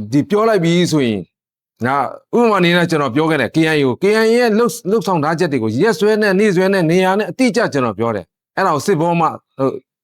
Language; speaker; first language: Burmese; non-native, local second language; Shan